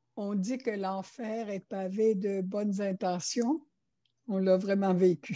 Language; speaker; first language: French; non-native, local second language; Innu-aimun